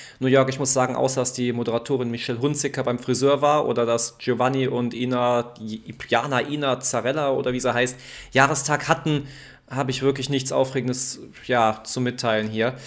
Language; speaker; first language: German; native; German